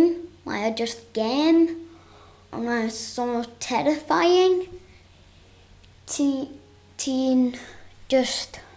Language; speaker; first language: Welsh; non-native, local second language; English